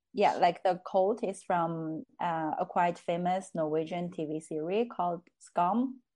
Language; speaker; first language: English; non-native, fluent; Chinese